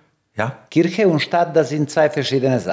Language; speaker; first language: German; non-native, learner; Serbian